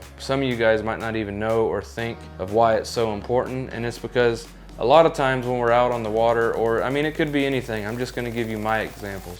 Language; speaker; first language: English; native; English